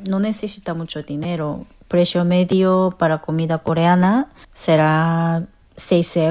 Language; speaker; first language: Spanish; non-native, fluent; Korean